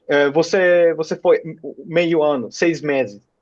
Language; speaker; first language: Portuguese; non-native, fluent; Finnish